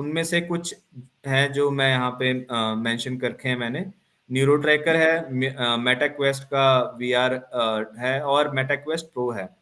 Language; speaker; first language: Hindi; non-native, local second language; Punjabi